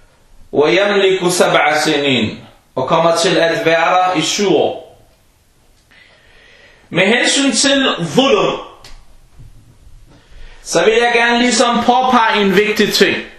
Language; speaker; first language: Danish; early bilingual, other home language; Arabic